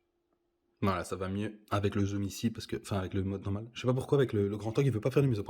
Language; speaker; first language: French; native; French